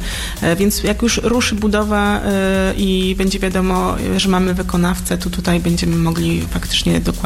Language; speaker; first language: Polish; native; Polish